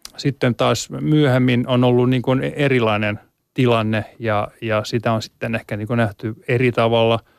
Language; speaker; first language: Finnish; native; Finnish